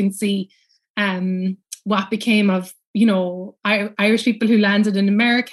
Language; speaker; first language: English; native; English